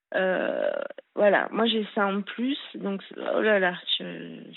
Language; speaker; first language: French; native; French